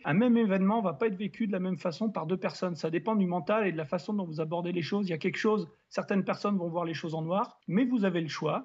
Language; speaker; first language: French; native; French